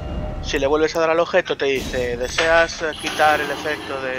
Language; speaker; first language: Spanish; native; Spanish